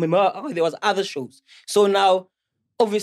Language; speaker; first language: English; non-native, local second language; Zulu